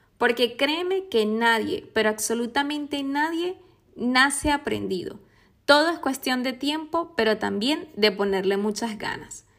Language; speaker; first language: Spanish; native; Spanish